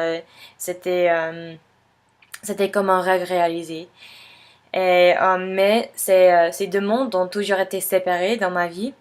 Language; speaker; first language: French; non-native, fluent; English